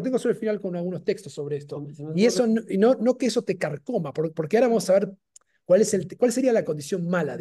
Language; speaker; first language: Spanish; native; Spanish